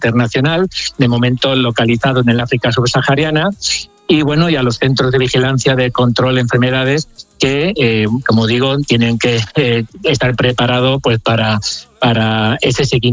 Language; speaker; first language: Spanish; native; Spanish